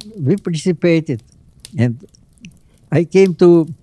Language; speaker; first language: English; non-native, fluent; Russian